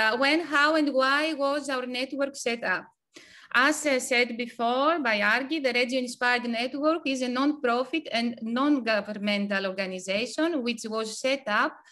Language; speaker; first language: English; non-native, fluent; Ukrainian